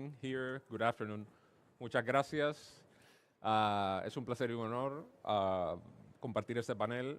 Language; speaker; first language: Spanish; native; Spanish